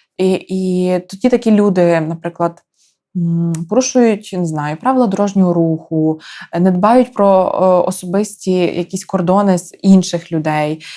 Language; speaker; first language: Ukrainian; native; Ukrainian